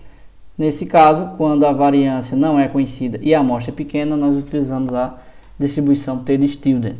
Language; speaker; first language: Portuguese; native; Portuguese